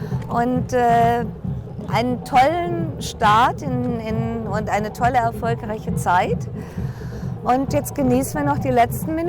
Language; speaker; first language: German; native; German